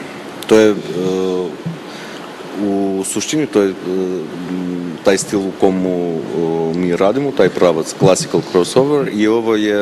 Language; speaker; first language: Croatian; non-native, fluent; Armenian